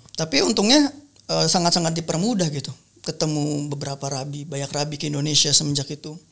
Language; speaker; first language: Indonesian; native; Indonesian